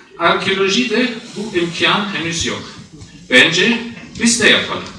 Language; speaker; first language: Turkish; non-native, fluent; German